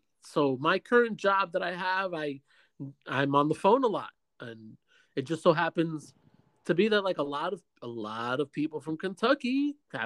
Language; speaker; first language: English; early bilingual, other home language; Spanish